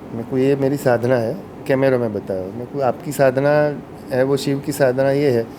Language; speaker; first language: Hindi; non-native, local second language; Gujarati